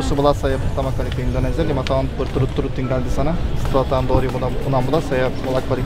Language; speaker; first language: Indonesian; non-native, fluent; Turkish